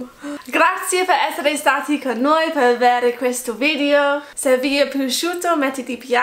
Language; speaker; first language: Italian; non-native, fluent; English